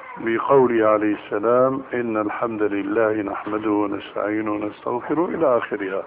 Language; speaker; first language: Arabic; early bilingual, other home language; Albanian